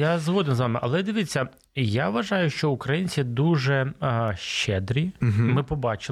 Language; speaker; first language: Ukrainian; non-native, local second language; Russian